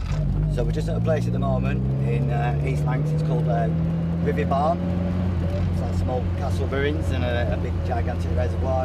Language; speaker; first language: English; native; English